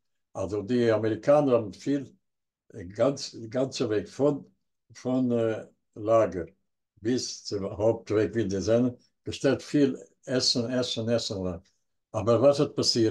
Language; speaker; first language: German; non-native, learner; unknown